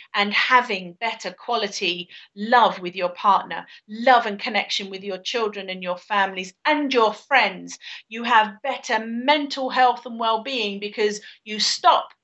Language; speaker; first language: English; native; English